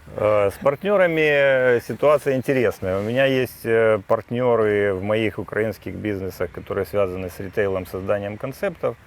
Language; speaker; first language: Russian; native; Russian